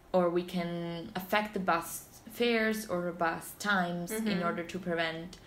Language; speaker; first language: English; non-native, fluent; Italian